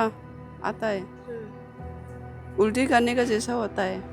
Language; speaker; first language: Hindi; non-native, local second language; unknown